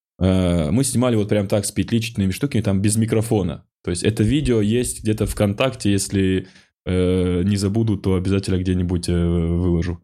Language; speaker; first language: Russian; non-native, local second language; Ossetic